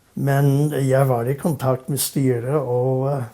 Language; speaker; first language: Norwegian; non-native, fluent; English